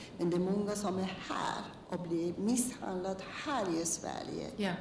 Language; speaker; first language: Swedish; non-native, learner; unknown